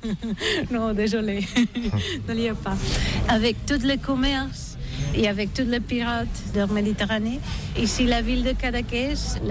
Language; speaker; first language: French; non-native, learner; Catalan